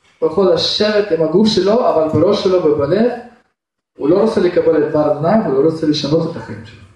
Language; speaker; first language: Hebrew; non-native, fluent; Russian